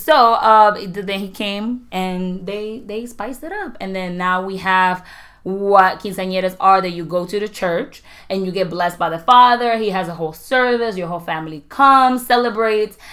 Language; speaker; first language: English; non-native, fluent; Spanish